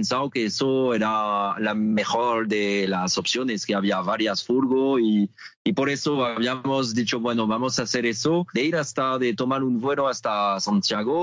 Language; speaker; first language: Spanish; non-native, fluent; French